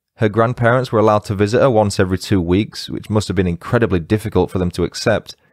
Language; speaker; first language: English; native; English